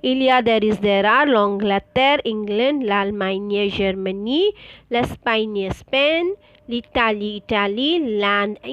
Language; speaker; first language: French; non-native, fluent; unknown